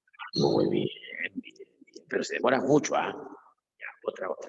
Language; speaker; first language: Spanish; native; Spanish